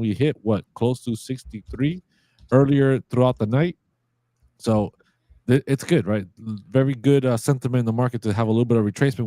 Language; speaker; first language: English; native; English